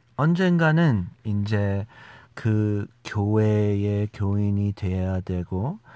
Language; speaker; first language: Korean; non-native, fluent; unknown